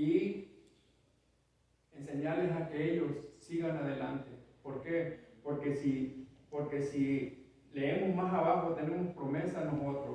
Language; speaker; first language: Spanish; native; Spanish